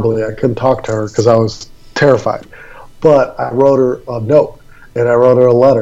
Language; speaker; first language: English; native; English